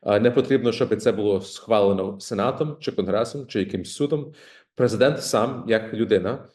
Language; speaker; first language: Ukrainian; early bilingual, heritage; Ukrainian